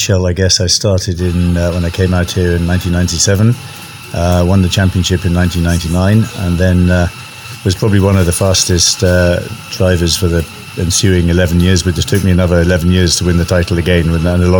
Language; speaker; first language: English; native; English